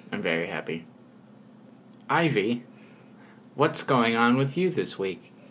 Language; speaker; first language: English; native; English